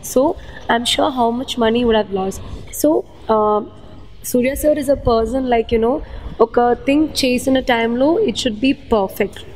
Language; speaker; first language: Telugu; non-native, local second language; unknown